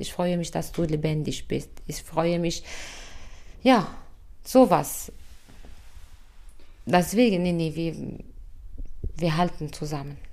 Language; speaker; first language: German; non-native, fluent; Arabic